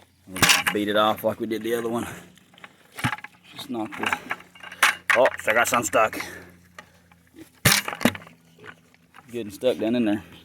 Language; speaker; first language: English; native; English